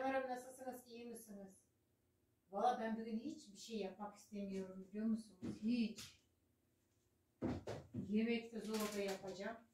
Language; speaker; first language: Turkish; non-native, fluent; Russian